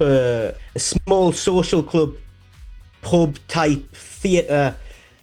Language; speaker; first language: English; native; English